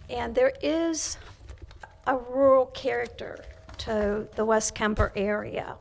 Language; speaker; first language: English; native; English